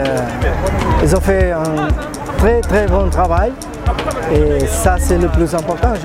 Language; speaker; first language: French; non-native, fluent; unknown